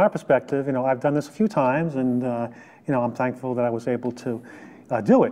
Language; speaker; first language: English; native; English